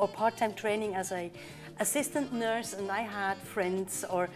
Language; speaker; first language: English; non-native, fluent; German